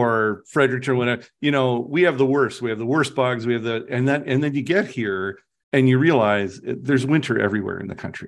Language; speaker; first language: English; native; English